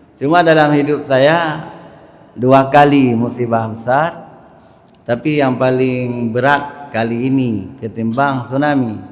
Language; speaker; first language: Malay; non-native, local second language; Achinese